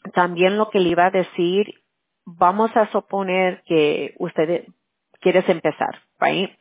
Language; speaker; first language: Spanish; early bilingual, heritage; Spanish